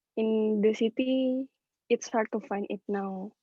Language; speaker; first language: English; non-native, local second language; Indonesian